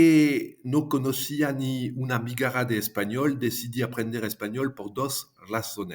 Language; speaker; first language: Spanish; non-native, fluent; French